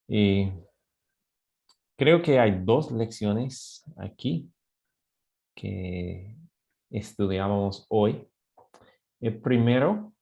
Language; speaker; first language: Spanish; non-native, fluent; English